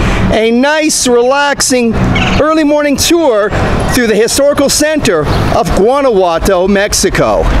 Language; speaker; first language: English; native; English